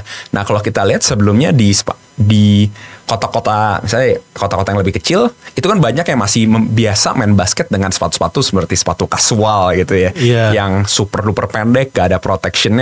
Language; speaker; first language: Indonesian; native; Indonesian